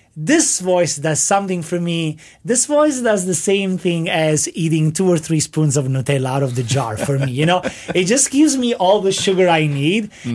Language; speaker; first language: English; non-native, fluent; Italian